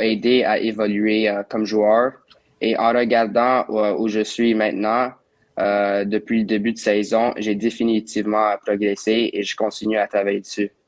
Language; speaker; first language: French; non-native, local second language; English